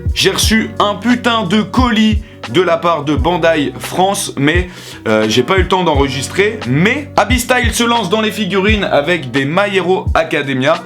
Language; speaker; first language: French; native; French